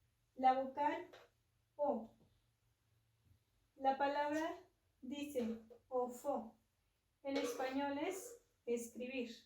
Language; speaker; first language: Spanish; non-native, local second language; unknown